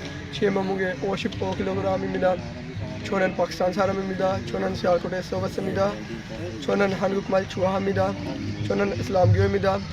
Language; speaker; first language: Korean; non-native, learner; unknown